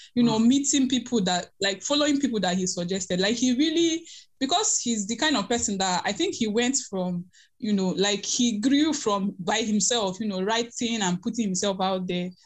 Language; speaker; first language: English; non-native, local second language; Igbo